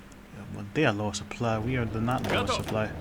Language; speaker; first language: English; native; English